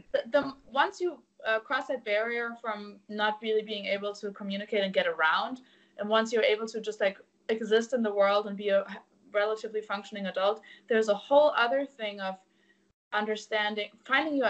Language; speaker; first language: English; non-native, fluent; German